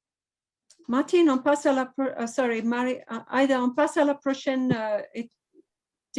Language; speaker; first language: French; non-native, fluent; English